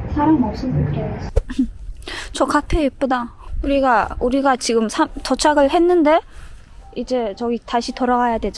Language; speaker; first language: Korean; non-native, fluent; Turkmen